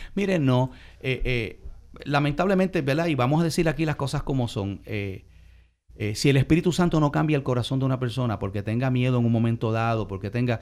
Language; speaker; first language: Spanish; native; Spanish